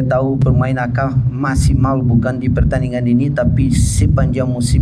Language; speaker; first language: Indonesian; non-native, fluent; Portuguese